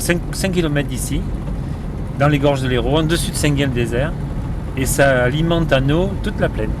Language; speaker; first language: French; native; French